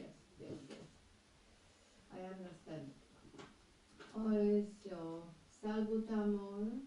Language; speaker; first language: English; non-native, learner; German